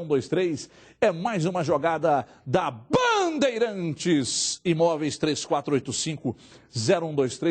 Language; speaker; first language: Portuguese; native; Portuguese